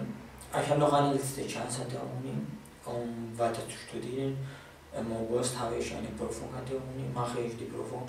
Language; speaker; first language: German; non-native, fluent; Arabic